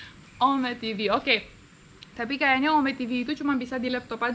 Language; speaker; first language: Indonesian; non-native, fluent; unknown